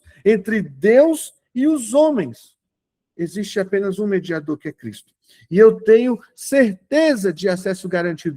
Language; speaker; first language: Portuguese; native; Portuguese